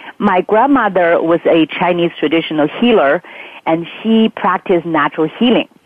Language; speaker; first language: English; non-native, fluent; Chinese